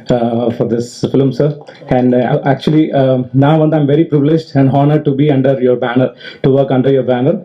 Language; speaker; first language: English; non-native, local second language; Tamil